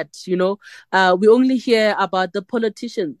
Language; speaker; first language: English; non-native, local second language; Northern Sotho